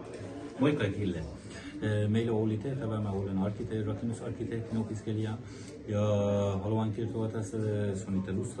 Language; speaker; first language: Finnish; non-native, learner; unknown